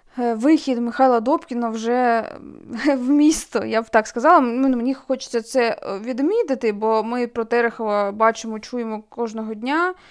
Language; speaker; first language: Ukrainian; native; Ukrainian